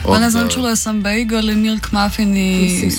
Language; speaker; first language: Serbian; early bilingual, heritage; Croatian